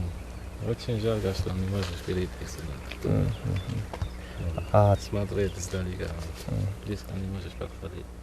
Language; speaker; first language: Russian; non-native, fluent; Georgian